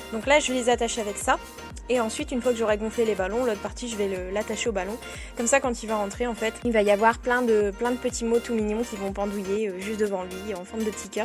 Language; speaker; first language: French; native; French